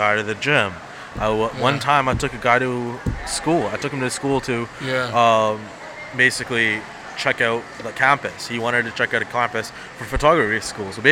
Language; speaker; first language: English; non-native, fluent; Punjabi